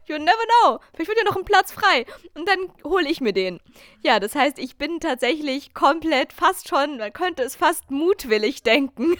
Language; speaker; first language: German; native; German